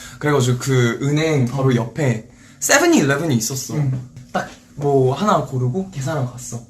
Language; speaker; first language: Korean; early bilingual, heritage; Korean